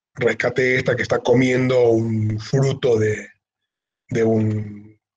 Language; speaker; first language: Spanish; native; Spanish